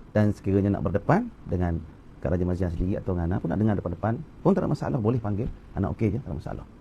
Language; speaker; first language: Malay; native; Malay